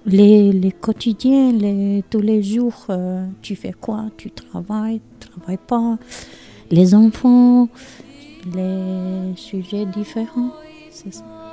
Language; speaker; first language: French; non-native, learner; Albanian